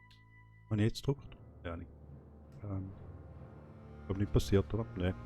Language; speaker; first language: German; native; German